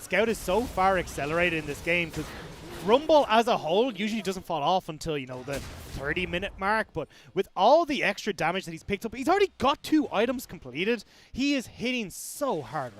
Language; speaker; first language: English; native; English